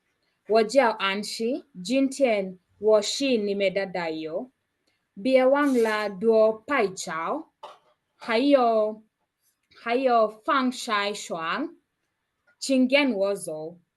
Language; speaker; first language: Chinese; non-native, learner; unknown